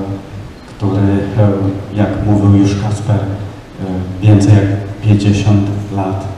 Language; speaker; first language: Polish; non-native, learner; Czech